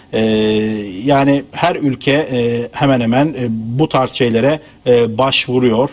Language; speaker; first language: Turkish; native; Turkish